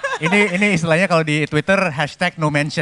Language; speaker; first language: Indonesian; native; Indonesian